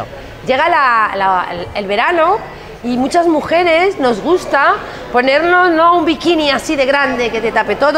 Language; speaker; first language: Spanish; native; Spanish